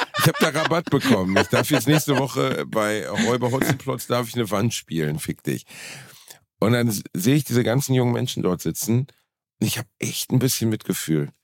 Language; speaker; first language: German; native; German